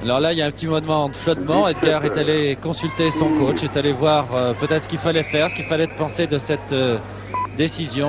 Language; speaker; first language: French; native; French